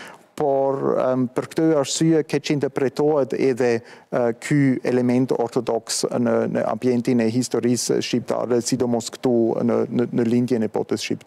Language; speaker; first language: Albanian; non-native, fluent; German